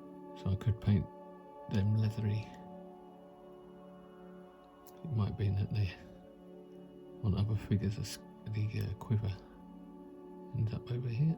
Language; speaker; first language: English; native; English